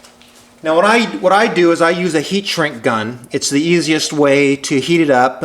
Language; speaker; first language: English; native; English